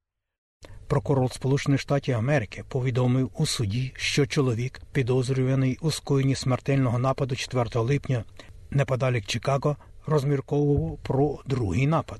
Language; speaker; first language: Ukrainian; native; Ukrainian